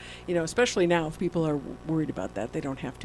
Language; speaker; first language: English; native; English